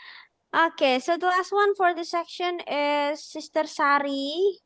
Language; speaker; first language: English; non-native, fluent; Indonesian